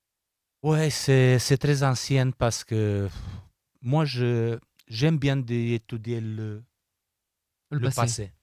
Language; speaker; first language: French; non-native, fluent; Romanian